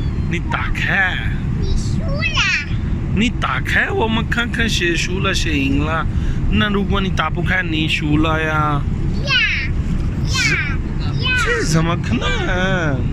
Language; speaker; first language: Chinese; non-native, fluent; Punjabi